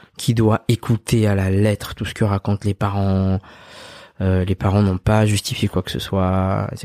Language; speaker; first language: French; early bilingual, other home language; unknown